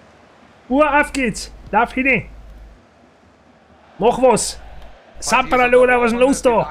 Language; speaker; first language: German; native; German